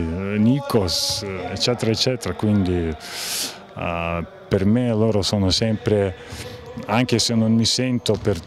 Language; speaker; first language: Italian; non-native, fluent; Lithuanian